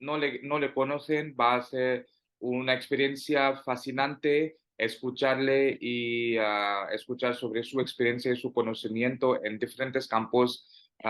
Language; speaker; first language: Spanish; non-native, fluent; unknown